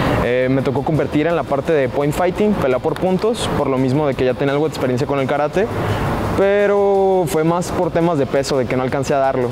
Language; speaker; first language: Spanish; native; Spanish